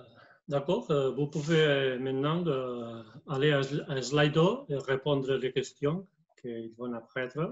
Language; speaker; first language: French; non-native, fluent; Spanish